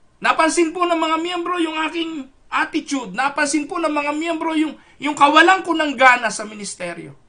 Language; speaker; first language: Filipino; native; Filipino